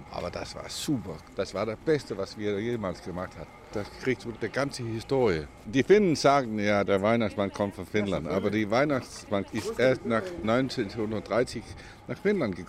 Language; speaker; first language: German; non-native, learner; Danish